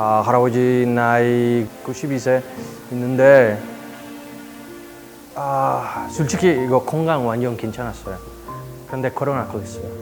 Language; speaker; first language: Korean; non-native, learner; Spanish